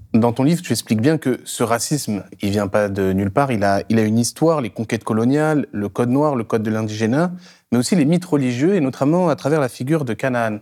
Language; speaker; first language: French; native; French